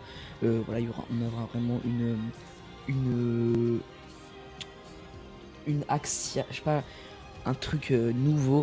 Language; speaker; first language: French; native; French